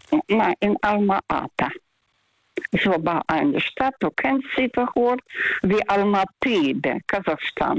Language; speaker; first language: German; non-native, fluent; Russian